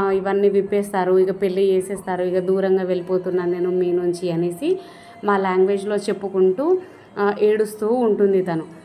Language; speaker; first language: Telugu; non-native, local second language; Lambadi